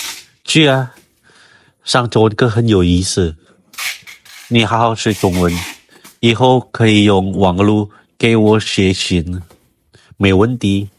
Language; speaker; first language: Chinese; non-native, learner; Indonesian